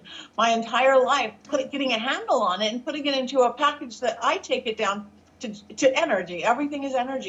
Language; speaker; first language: English; native; English